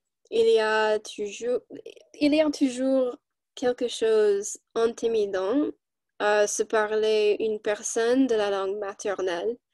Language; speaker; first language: French; non-native, learner; English